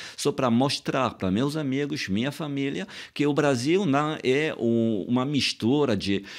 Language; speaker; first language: Portuguese; non-native, fluent; French